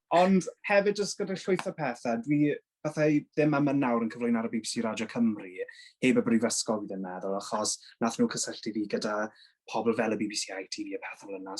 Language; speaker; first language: Welsh; non-native, local second language; English